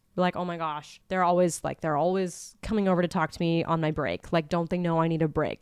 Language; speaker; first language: English; native; English